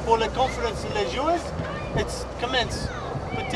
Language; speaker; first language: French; non-native, learner; English